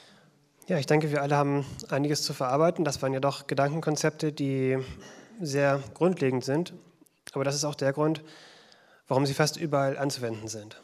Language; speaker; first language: German; native; German